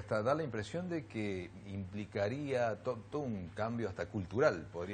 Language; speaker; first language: Spanish; native; Spanish